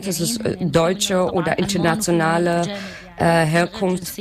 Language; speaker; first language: German; non-native, learner; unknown